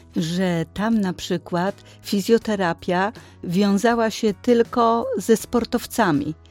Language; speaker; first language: Polish; native; Polish